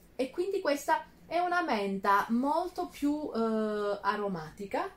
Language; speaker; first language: Italian; native; Italian